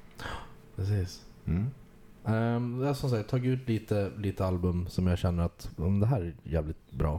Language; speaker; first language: Swedish; native; Swedish